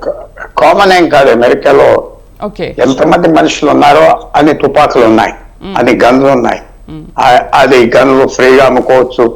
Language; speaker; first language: Telugu; native; Telugu